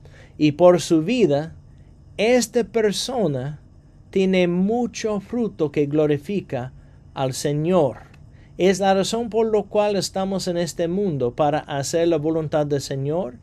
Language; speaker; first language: Spanish; non-native, fluent; English